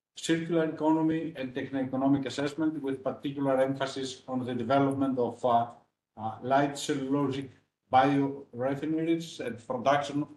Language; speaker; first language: English; non-native, fluent; Greek